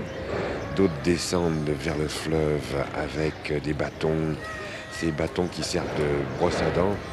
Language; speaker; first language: French; native; French